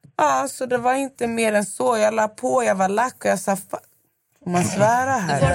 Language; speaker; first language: Swedish; native; Swedish